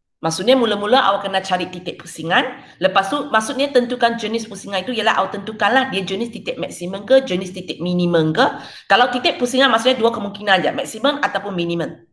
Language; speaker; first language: Malay; non-native, local second language; Chinese